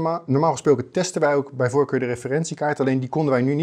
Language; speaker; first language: Dutch; native; Dutch